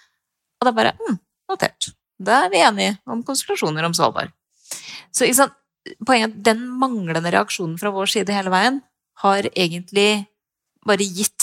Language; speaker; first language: Norwegian; native; Norwegian